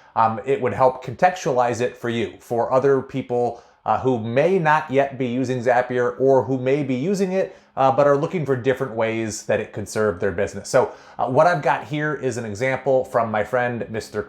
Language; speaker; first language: English; native; English